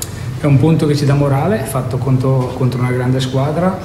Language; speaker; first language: Italian; native; Italian